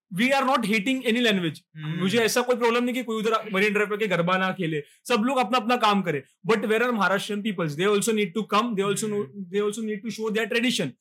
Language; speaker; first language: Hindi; non-native, local second language; Marathi